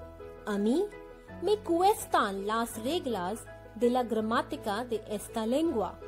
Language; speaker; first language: Spanish; non-native, learner; Hindi